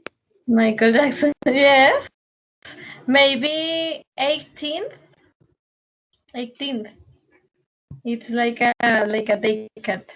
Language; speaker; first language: English; non-native, fluent; Spanish